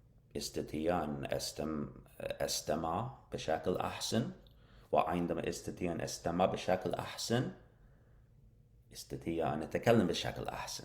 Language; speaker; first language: Arabic; non-native, learner; English